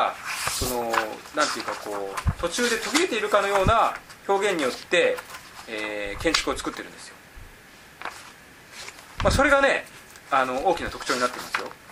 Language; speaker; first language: Japanese; native; Japanese